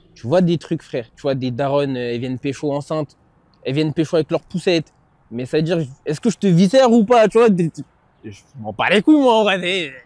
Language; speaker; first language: French; native; French